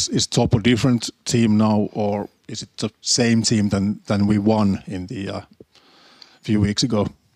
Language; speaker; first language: English; non-native, fluent; Finnish